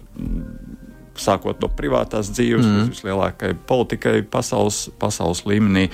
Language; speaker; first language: Latvian; native; Latvian